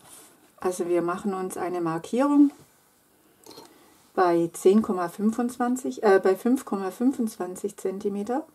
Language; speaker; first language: German; native; German